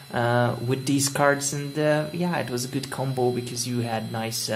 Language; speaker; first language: English; non-native, fluent; Hungarian